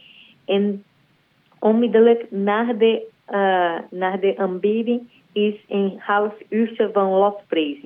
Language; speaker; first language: Dutch; non-native, learner; Portuguese